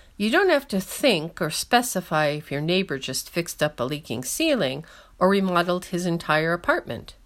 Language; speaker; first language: English; native; English